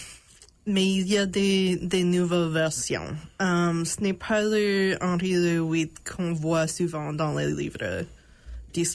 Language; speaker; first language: French; non-native, local second language; English